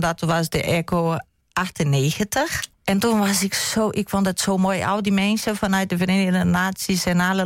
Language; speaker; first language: Dutch; non-native, fluent; Portuguese